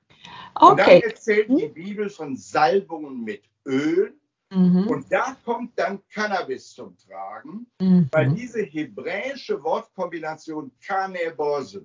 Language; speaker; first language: German; native; German